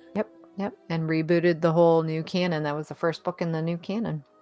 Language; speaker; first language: English; native; English